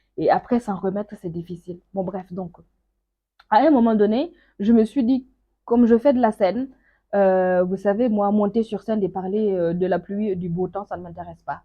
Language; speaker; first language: French; non-native, local second language; Mossi